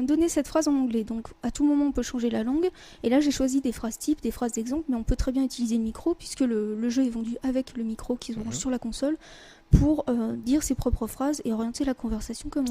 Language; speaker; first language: French; native; French